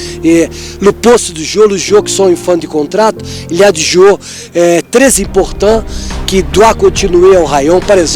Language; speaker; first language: French; non-native, fluent; Portuguese